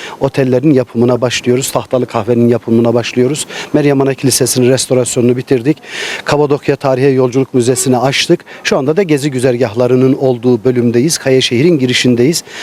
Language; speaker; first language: Turkish; native; Turkish